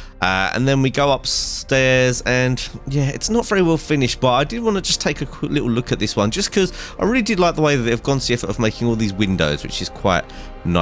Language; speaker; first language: English; native; English